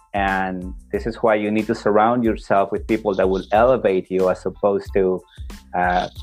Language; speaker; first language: English; non-native, fluent; Spanish